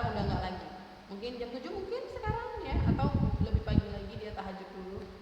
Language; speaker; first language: Indonesian; native; Indonesian